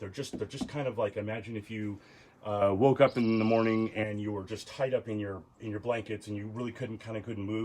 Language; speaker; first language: English; native; English